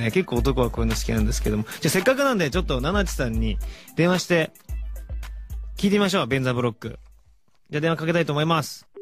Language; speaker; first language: Japanese; native; Japanese